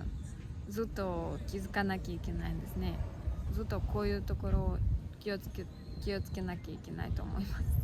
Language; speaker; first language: Japanese; non-native, learner; Russian